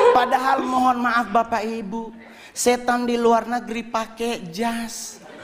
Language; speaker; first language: Indonesian; native; Indonesian